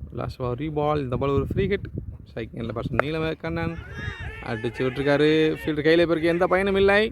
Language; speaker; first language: Tamil; native; Tamil